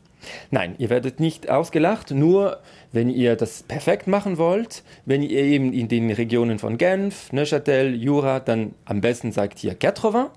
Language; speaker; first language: German; non-native, local second language; French